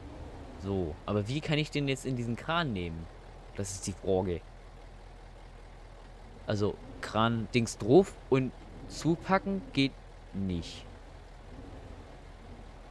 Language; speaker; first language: German; native; German